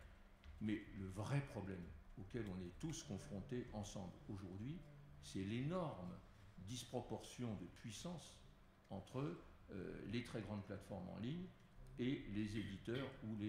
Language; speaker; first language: French; native; French